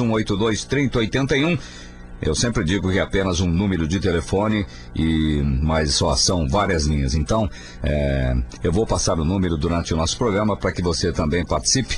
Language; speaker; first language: Portuguese; native; Portuguese